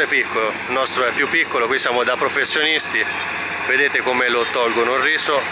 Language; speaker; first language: Italian; native; Italian